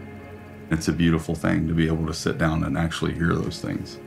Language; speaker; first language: English; native; English